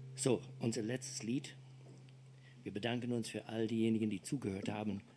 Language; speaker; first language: German; non-native, fluent; English